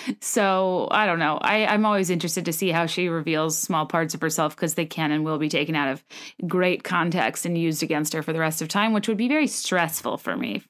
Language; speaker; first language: English; native; English